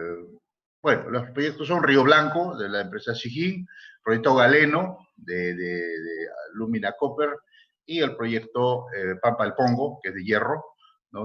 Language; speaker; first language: Spanish; native; Spanish